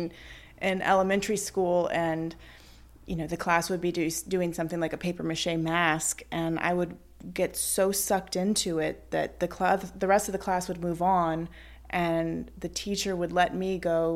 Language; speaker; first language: English; native; English